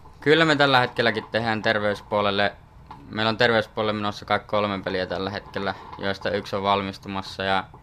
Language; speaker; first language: Finnish; native; Finnish